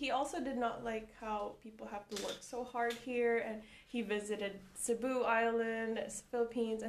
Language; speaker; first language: English; non-native, local second language; Cebuano